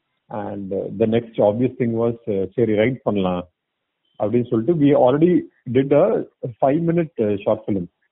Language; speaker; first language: English; non-native, local second language; Tamil